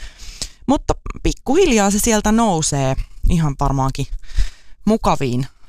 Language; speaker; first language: Finnish; native; Finnish